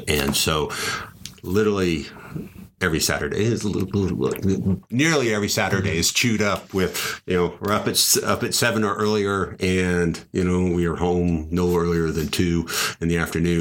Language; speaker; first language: English; native; English